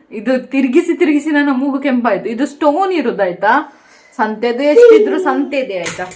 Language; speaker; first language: Kannada; non-native, local second language; Tulu